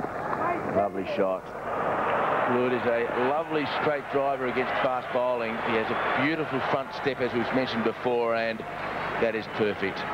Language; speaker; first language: English; native; English